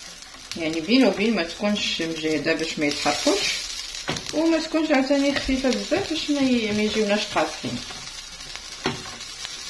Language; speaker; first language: Arabic; native; Arabic